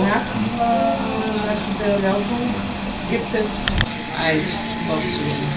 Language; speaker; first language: German; non-native, fluent; Bulgarian